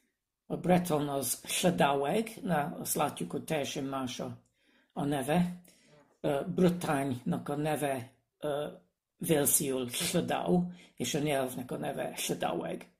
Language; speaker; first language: Hungarian; non-native, fluent; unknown